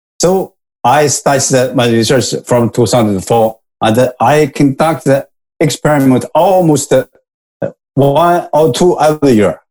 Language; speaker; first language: English; non-native, learner; Japanese